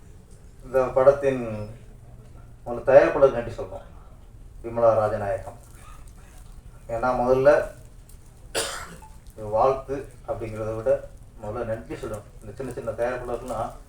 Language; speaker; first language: Tamil; native; Tamil